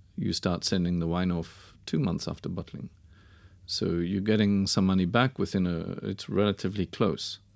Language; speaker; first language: English; native; English